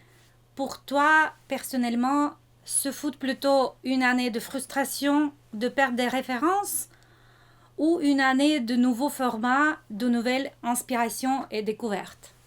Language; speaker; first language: French; non-native, fluent; Russian